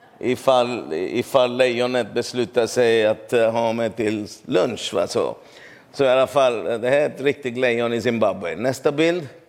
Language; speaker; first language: Swedish; non-native, fluent; Urdu